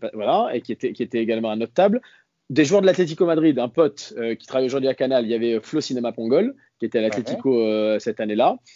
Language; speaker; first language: French; native; French